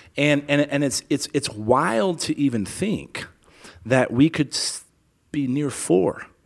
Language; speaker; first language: English; native; English